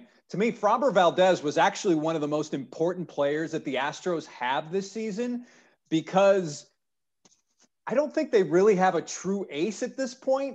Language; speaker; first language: English; native; English